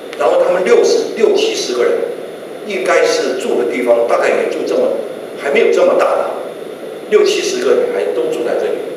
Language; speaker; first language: Chinese; native; Chinese